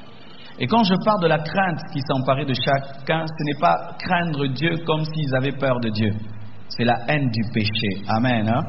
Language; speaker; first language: French; non-native, local second language; Lingala